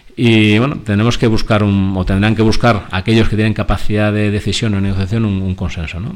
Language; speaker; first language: Spanish; native; Spanish